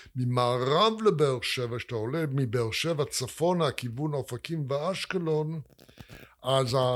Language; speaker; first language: Hebrew; non-native, fluent; English